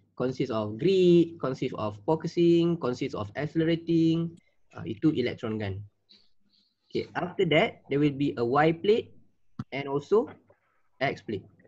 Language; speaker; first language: English; non-native, local second language; Malay